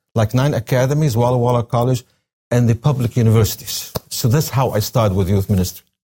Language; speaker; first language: English; non-native, fluent; Arabic